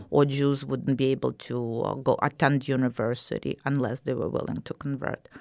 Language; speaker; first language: English; non-native, fluent; Russian